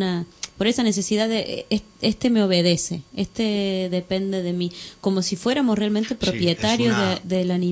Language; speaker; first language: Spanish; native; Spanish